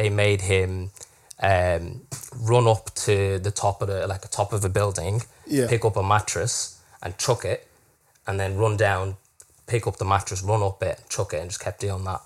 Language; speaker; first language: English; native; English